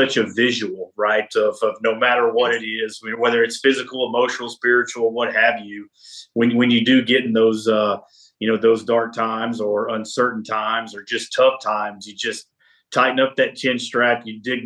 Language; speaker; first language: English; native; English